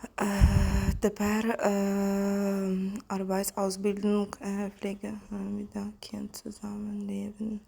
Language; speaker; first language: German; non-native, learner; Ukrainian